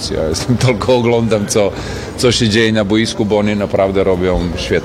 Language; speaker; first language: Polish; non-native, fluent; Serbian